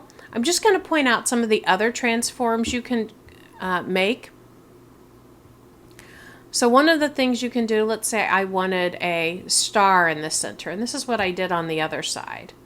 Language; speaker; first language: English; native; English